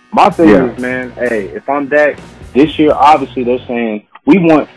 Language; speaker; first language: English; native; English